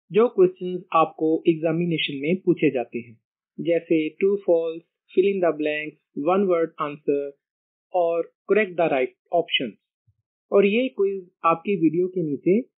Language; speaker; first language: Hindi; non-native, local second language; Punjabi